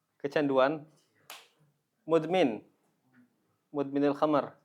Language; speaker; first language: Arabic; non-native, fluent; Indonesian